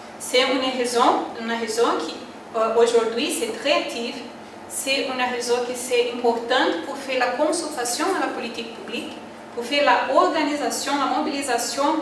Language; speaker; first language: French; non-native, learner; Portuguese